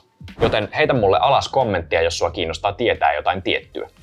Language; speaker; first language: Finnish; native; Finnish